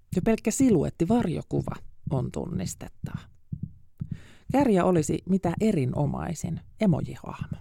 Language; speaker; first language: Finnish; native; Finnish